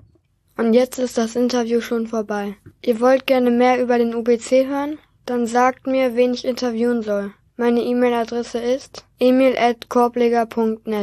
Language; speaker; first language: German; native; German